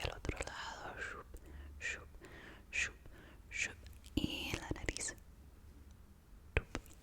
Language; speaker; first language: Spanish; non-native, learner; English